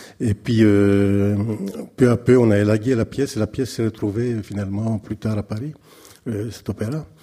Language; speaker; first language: French; non-native, fluent; Greek